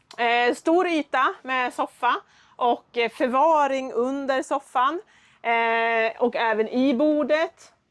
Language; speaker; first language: Swedish; native; Swedish